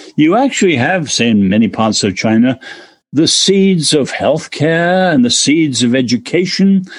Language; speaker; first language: English; native; English